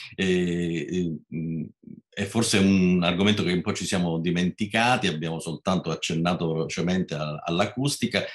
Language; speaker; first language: Italian; native; Italian